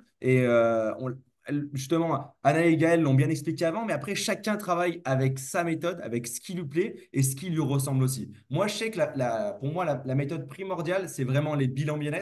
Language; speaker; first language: French; native; French